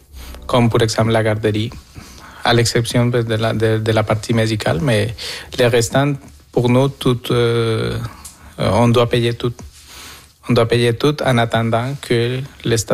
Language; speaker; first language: French; non-native, fluent; Spanish